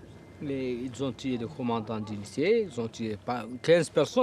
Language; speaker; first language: French; non-native, local second language; Arabic